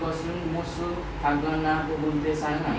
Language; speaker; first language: Korean; non-native, learner; Nepali